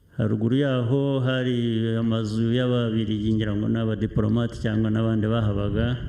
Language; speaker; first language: Kinyarwanda; early bilingual, heritage; Kinyarwanda